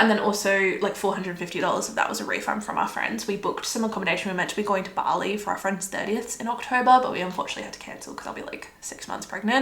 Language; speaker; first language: English; native; English